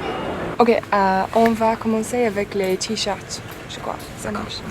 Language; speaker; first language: French; non-native, fluent; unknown